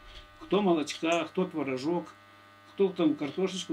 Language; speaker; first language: Russian; native; Russian